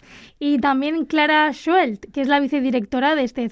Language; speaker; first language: Spanish; native; Spanish